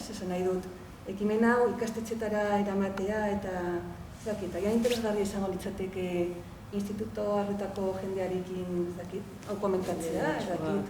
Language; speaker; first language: Basque; non-native, local second language; Spanish